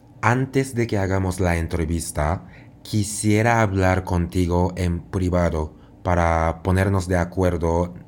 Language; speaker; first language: Spanish; non-native, fluent; Japanese